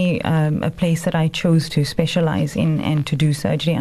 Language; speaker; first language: English; native; English